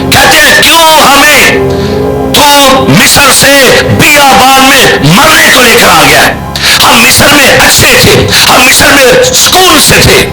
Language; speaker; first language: Urdu; non-native, local second language; Punjabi